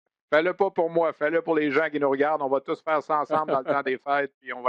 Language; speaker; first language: French; native; French